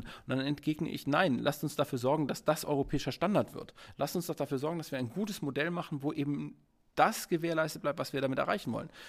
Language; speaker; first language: German; native; German